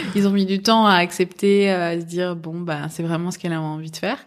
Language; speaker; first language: French; early bilingual, other home language; Persian